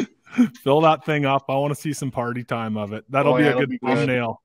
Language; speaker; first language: English; native; English